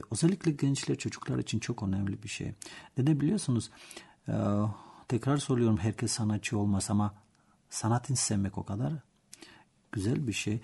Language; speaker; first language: Turkish; non-native, learner; Georgian